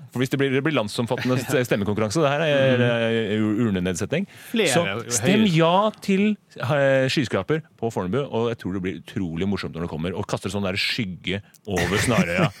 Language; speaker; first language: Norwegian; native; Norwegian